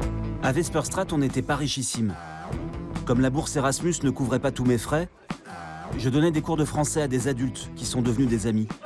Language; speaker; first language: French; native; French